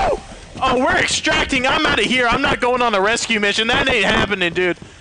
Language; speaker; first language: English; native; English